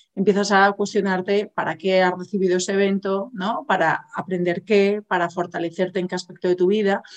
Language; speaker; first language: Spanish; native; Spanish